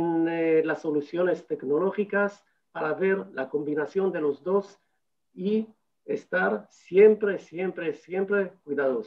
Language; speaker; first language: Spanish; non-native, fluent; Hebrew